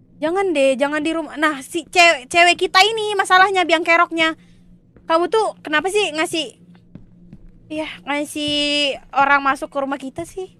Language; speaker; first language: Indonesian; non-native, local second language; Minangkabau